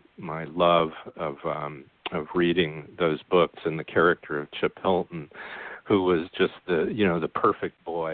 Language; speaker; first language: English; native; English